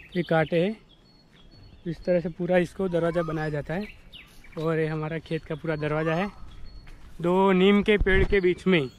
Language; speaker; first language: Hindi; non-native, local second language; Gujarati